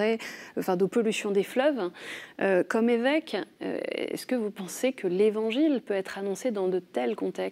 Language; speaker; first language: French; native; French